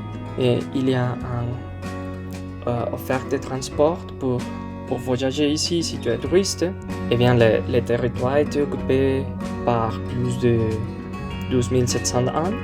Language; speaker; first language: French; non-native, learner; Spanish